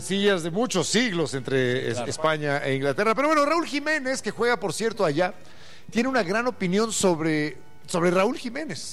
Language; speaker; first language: Spanish; native; Spanish